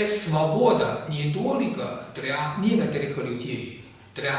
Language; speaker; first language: Russian; non-native, learner; Chinese